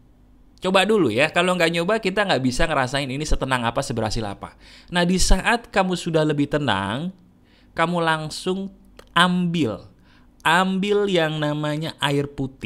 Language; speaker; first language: Indonesian; native; Indonesian